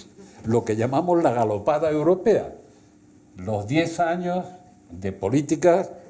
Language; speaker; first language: Spanish; native; Spanish